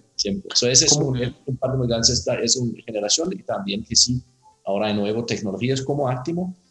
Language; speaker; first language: Spanish; non-native, learner; Danish